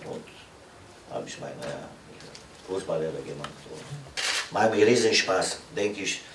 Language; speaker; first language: German; non-native, fluent; Romanian